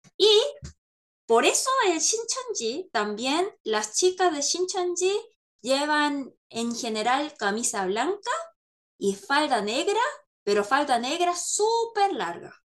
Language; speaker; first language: Spanish; non-native, fluent; Korean